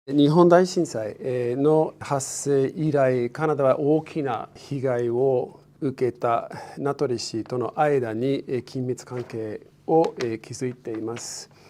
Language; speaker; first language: Japanese; non-native, fluent; English